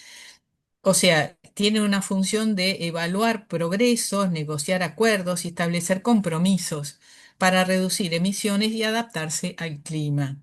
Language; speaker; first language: Spanish; native; Spanish